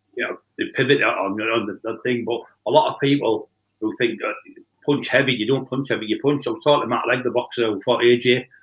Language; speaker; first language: English; native; English